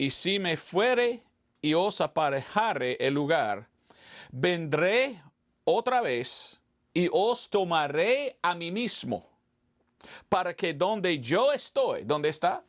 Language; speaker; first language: Spanish; non-native, fluent; English